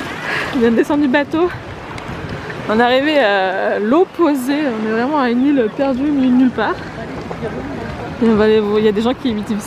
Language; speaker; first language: French; native; French